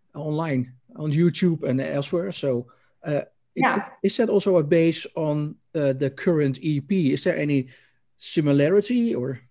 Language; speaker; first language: English; non-native, learner; Dutch